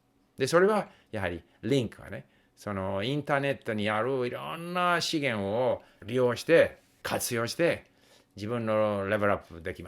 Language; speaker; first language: Japanese; non-native, fluent; English